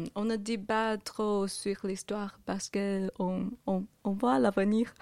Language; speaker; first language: French; non-native, fluent; Chinese